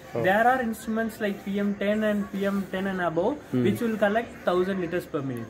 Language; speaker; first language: English; non-native, local second language; Tamil